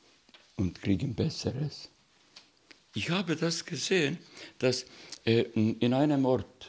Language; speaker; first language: German; non-native, learner; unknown